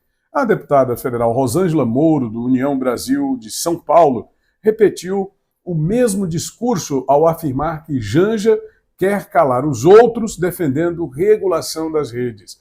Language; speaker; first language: Portuguese; native; Portuguese